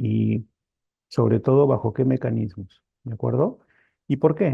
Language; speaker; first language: Spanish; native; Spanish